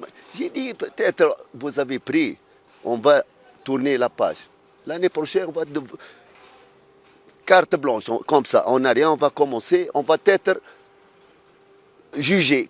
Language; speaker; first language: French; non-native, fluent; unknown